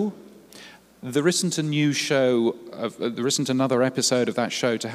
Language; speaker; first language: English; native; English